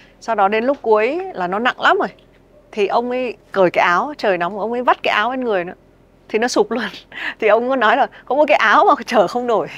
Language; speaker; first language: Vietnamese; native; Vietnamese